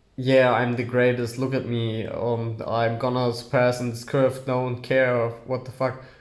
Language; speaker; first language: English; non-native, fluent; German